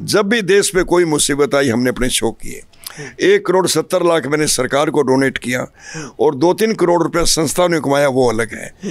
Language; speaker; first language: Hindi; native; Hindi